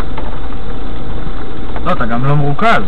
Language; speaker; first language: Hebrew; native; Hebrew